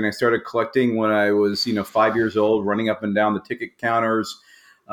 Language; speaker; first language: English; native; English